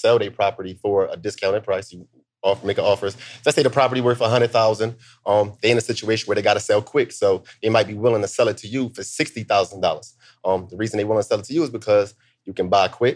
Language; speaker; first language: English; native; English